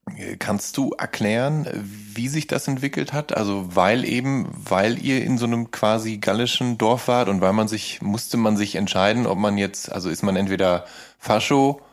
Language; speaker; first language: German; native; German